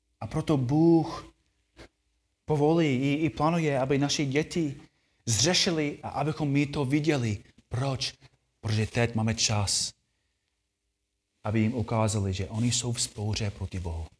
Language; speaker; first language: Czech; non-native, fluent; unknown